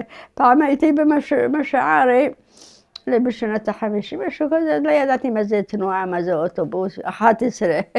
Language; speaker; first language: Hebrew; early bilingual, other home language; Arabic